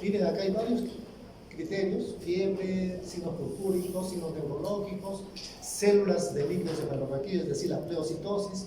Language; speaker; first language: Spanish; native; Spanish